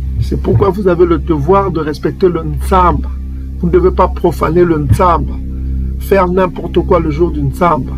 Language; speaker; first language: French; non-native, local second language; Kongo